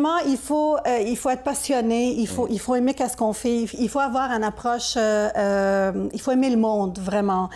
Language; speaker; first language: French; native; French